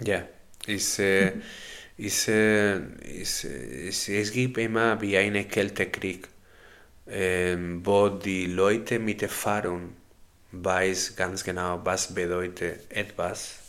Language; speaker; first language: German; non-native, learner; Spanish